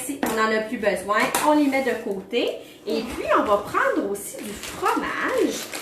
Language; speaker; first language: French; native; French